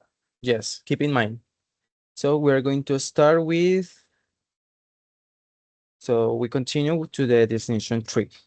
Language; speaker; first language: English; non-native, learner; Spanish